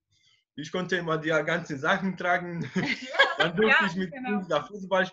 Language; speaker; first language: German; non-native, fluent; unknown